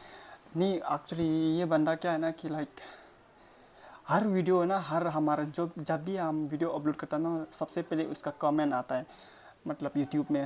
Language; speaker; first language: Hindi; non-native, local second language; Khasi